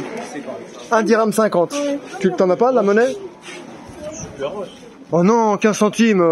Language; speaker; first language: French; native; French